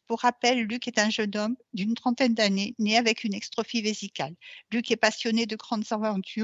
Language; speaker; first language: French; native; French